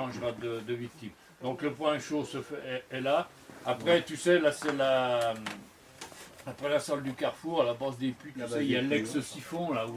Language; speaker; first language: French; native; French